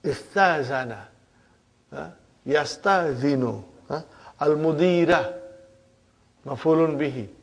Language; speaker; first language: Arabic; non-native, fluent; English